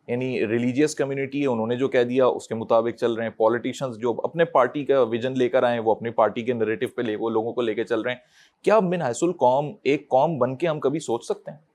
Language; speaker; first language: Urdu; native; Urdu